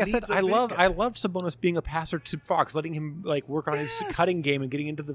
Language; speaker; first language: English; native; English